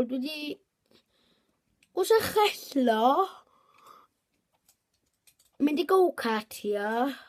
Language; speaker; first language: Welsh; non-native, local second language; English